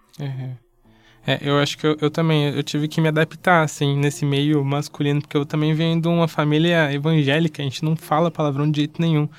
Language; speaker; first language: Portuguese; native; Portuguese